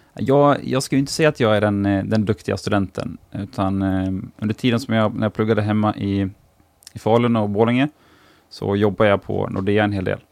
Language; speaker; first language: Swedish; native; Swedish